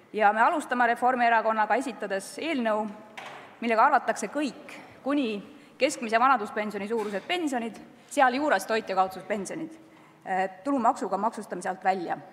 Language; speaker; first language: Estonian; native; Estonian